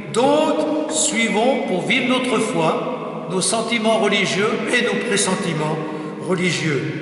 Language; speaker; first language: French; native; French